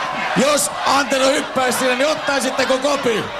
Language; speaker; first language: Finnish; native; Finnish